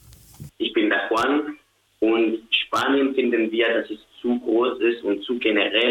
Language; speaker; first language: German; non-native, fluent; Spanish